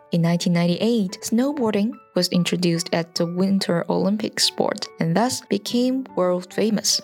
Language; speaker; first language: English; non-native, fluent; Chinese